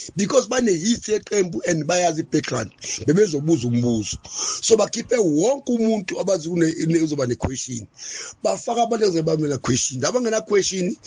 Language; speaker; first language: Zulu; native; Zulu